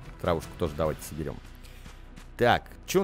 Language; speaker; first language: Russian; native; Russian